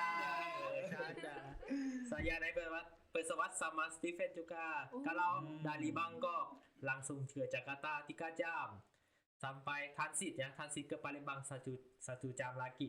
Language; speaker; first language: Indonesian; non-native, learner; Thai